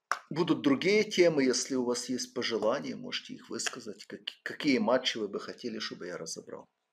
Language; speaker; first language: Russian; non-native, local second language; Ukrainian